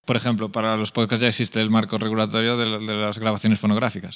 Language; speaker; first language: Spanish; native; Spanish